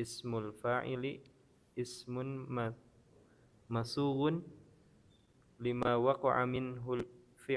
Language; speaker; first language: Arabic; non-native, learner; Indonesian